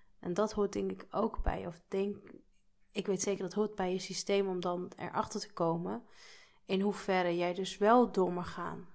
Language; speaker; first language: Dutch; native; Dutch